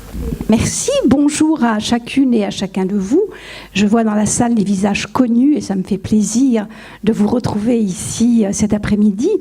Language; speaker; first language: French; native; French